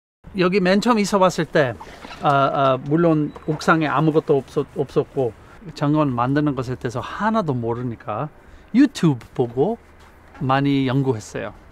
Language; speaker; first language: Korean; non-native, fluent; English